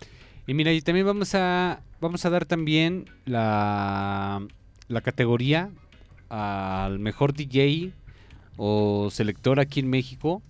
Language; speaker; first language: Spanish; native; Spanish